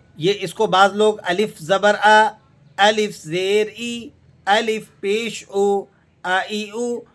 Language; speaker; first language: Urdu; native; Urdu